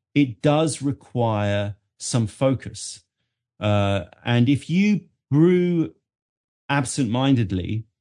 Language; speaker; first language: English; native; English